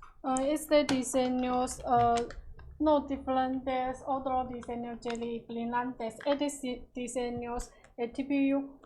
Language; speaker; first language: Spanish; non-native, learner; Chinese